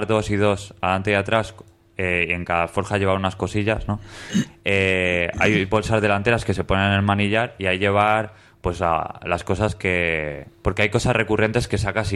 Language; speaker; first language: Spanish; native; Spanish